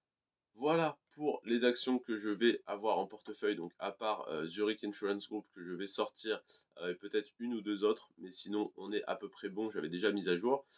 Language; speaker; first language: French; native; French